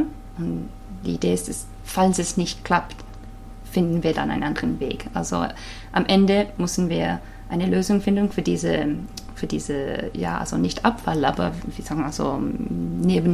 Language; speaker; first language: German; non-native, fluent; Japanese